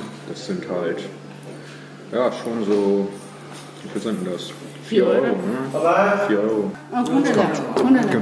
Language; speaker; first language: German; native; German